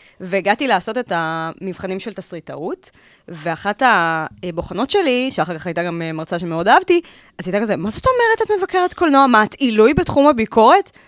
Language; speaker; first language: Hebrew; native; Hebrew